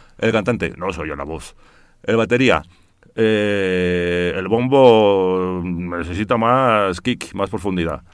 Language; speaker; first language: Spanish; early bilingual, heritage; Spanish